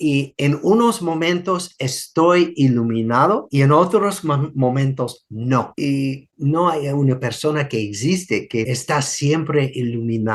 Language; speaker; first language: Spanish; non-native, fluent; English